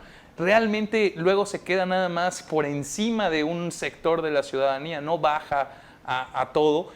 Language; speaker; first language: Spanish; native; Spanish